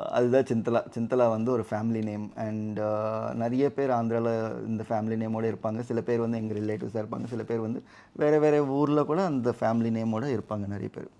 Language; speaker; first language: Tamil; non-native, local second language; Telugu